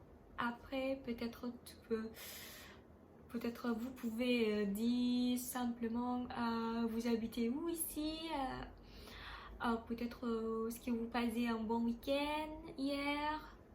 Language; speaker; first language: French; non-native, learner; Indonesian